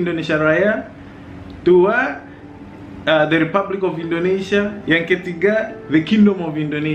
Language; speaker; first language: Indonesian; non-native, fluent; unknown